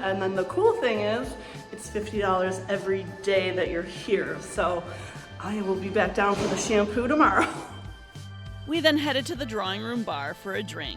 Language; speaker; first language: English; native; English